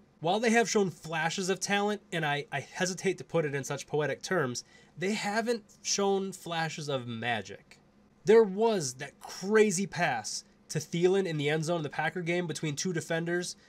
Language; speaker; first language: English; native; English